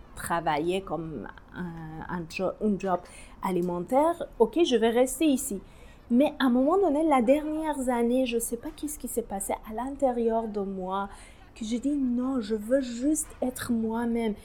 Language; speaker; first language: French; non-native, fluent; Persian